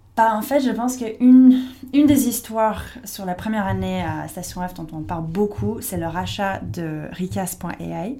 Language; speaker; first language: French; non-native, fluent; English